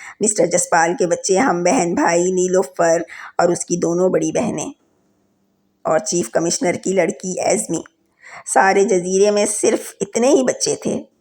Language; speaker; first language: Urdu; native; Urdu